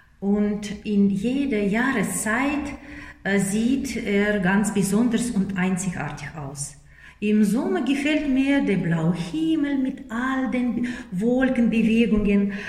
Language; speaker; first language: German; non-native, fluent; Russian